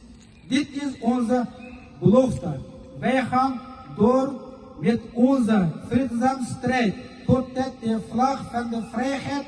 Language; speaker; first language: Dutch; non-native, fluent; Uyghur